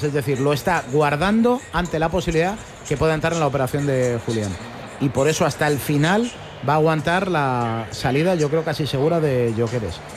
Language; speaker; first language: Spanish; native; Spanish